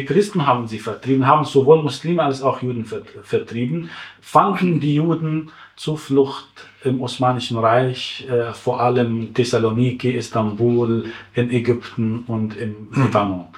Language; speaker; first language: German; non-native, fluent; Arabic